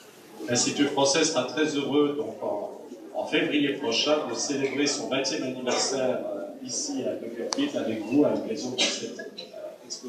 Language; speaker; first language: French; native; French